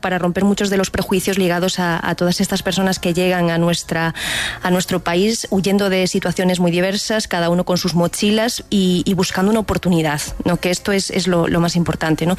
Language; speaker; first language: Spanish; native; Spanish